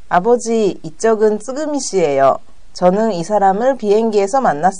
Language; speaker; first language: Korean; non-native, fluent; Japanese